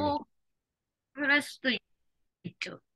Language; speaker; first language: Korean; non-native, learner; Chinese